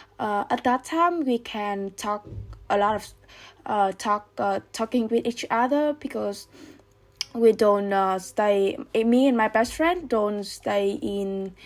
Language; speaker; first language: English; non-native, learner; Vietnamese